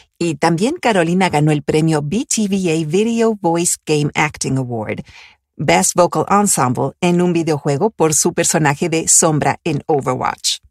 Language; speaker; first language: Spanish; early bilingual, other home language; Italian